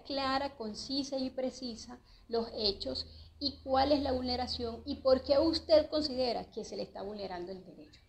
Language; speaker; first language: Spanish; native; Spanish